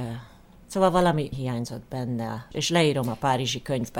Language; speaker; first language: Hungarian; early bilingual, heritage; Hungarian